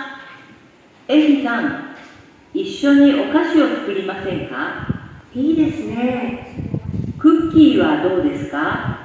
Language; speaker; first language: Japanese; non-native, learner; Indonesian